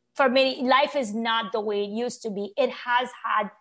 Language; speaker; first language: English; non-native, fluent; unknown